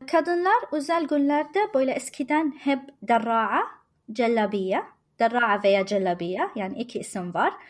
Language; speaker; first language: Turkish; non-native, learner; Arabic